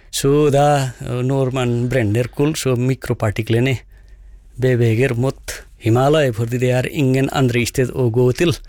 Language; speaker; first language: Norwegian; non-native, fluent; Nepali